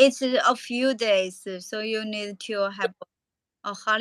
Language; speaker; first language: English; non-native, learner; Chinese